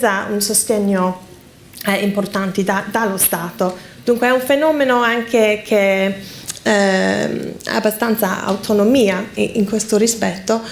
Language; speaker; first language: Italian; non-native, fluent; English